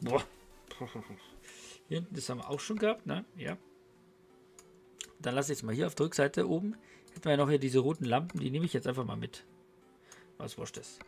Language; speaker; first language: German; native; German